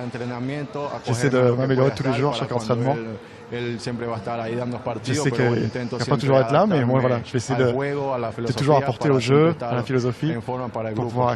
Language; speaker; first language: French; native; French